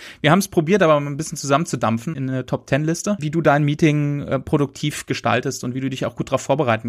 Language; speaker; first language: German; native; German